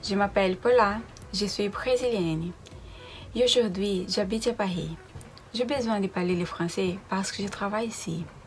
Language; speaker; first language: French; non-native, learner; Portuguese